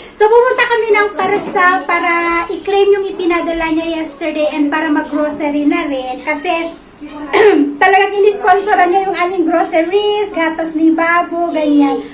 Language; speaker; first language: Filipino; non-native, local second language; Iloko